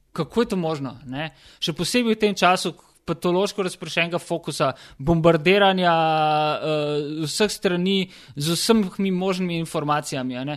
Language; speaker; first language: Slovenian; native; Slovenian